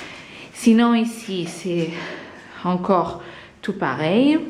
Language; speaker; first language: French; non-native, fluent; Portuguese